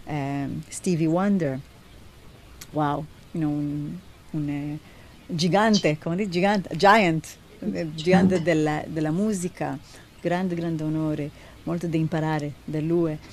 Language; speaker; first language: Italian; non-native, learner; Hebrew